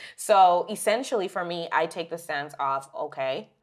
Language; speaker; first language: English; non-native, local second language; Shona